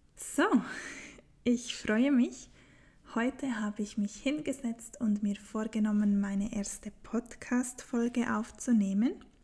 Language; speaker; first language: German; native; German